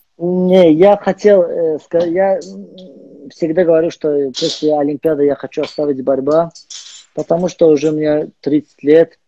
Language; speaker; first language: Russian; non-native, learner; Azerbaijani